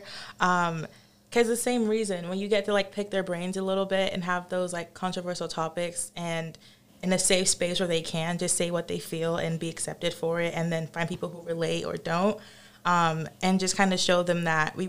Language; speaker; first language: English; non-native, local second language; Yoruba